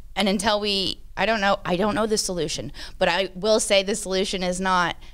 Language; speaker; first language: English; native; English